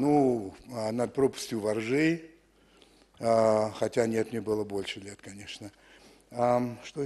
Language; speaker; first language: Russian; early bilingual, heritage; French